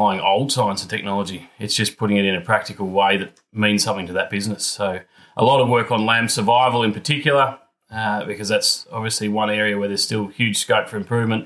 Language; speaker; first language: English; native; English